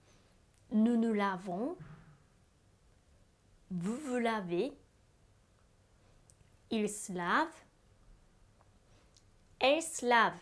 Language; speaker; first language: French; non-native, fluent; Japanese